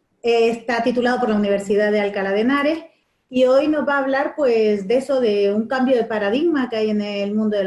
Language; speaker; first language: Spanish; native; Spanish